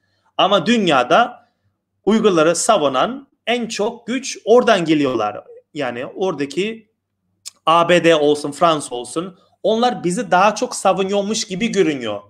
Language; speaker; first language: Turkish; non-native, fluent; Uyghur